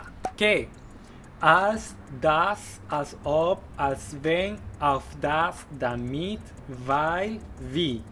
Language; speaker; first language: German; non-native, fluent; Spanish